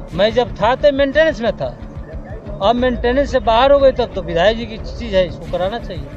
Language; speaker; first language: Hindi; native; Hindi